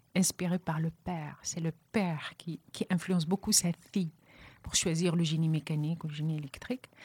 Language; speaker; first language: French; non-native, local second language; Arabic